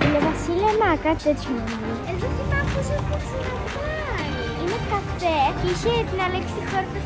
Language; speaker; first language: Greek; early bilingual, heritage; Greek